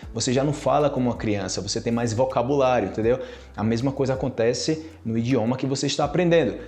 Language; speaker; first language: Portuguese; native; Portuguese